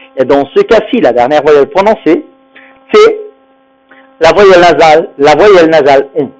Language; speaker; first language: French; non-native, fluent; Spanish